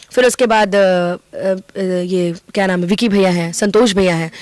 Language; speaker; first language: Hindi; native; Hindi